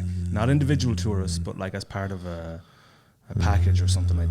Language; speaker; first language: English; native; English